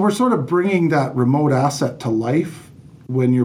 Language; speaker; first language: English; native; English